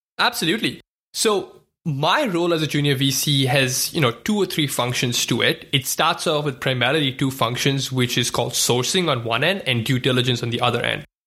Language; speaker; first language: English; non-native, local second language; Hindi